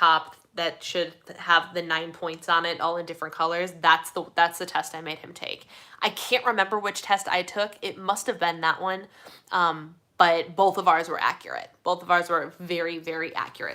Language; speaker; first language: English; native; English